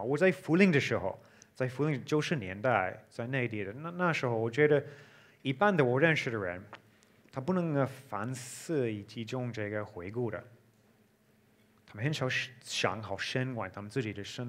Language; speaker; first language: Chinese; non-native, fluent; English